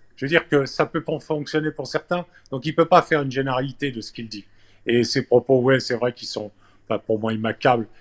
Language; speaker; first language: French; native; French